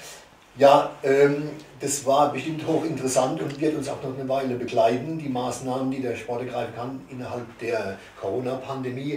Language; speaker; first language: German; native; German